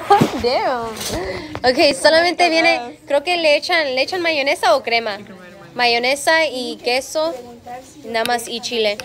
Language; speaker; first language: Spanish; early bilingual, other home language; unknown